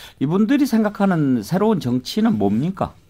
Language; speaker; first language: Korean; native; Korean